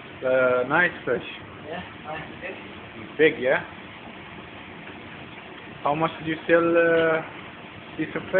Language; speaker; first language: English; non-native, learner; Turkish